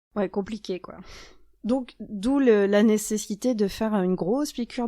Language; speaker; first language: French; native; French